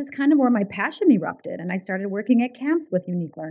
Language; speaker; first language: English; early bilingual, other home language; Ukrainian